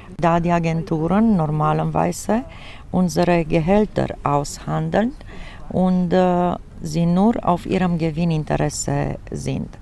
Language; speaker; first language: German; non-native, fluent; Romanian